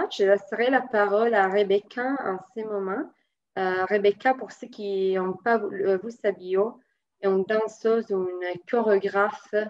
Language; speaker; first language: French; native; French